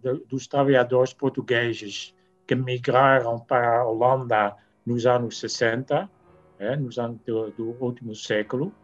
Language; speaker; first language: Portuguese; non-native, fluent; Dutch